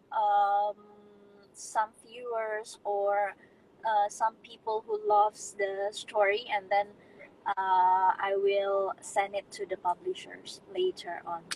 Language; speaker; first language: English; non-native, fluent; Indonesian